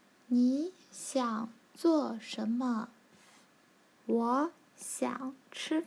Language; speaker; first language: Chinese; non-native, learner; English